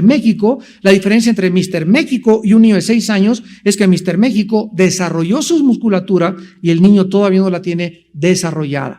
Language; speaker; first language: Spanish; native; Spanish